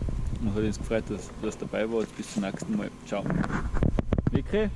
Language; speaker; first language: German; native; German